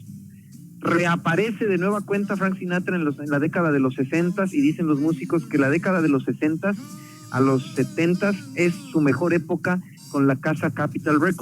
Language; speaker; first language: Spanish; native; Spanish